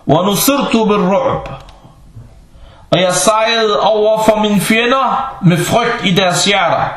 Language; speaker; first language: Danish; early bilingual, other home language; Arabic